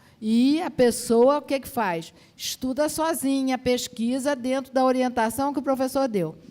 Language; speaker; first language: Portuguese; native; Portuguese